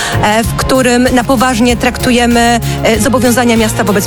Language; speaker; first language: Polish; native; Polish